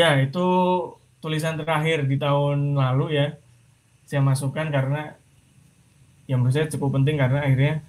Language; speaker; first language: Indonesian; native; Indonesian